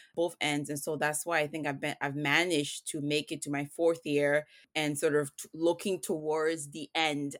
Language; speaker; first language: English; early bilingual, other home language; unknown